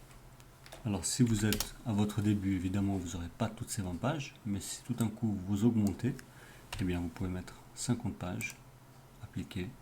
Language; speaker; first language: French; native; French